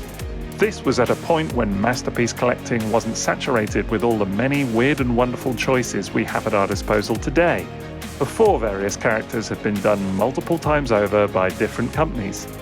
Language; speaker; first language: English; native; English